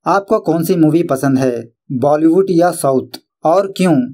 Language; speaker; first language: Hindi; non-native, local second language; Urdu